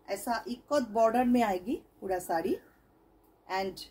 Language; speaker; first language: Hindi; non-native, local second language; Bangla